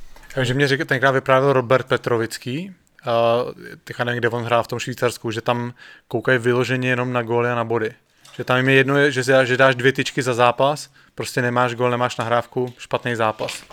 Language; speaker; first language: Czech; native; Czech